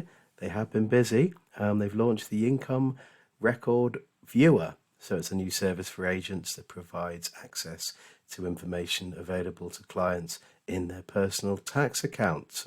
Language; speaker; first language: English; native; English